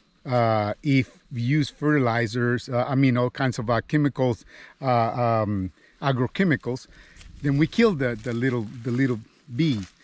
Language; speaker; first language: English; non-native, fluent; Spanish